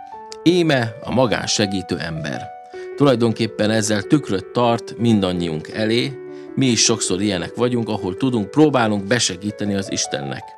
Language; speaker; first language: Hungarian; native; Hungarian